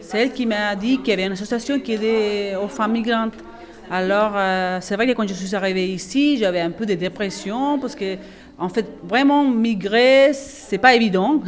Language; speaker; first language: French; non-native, fluent; Spanish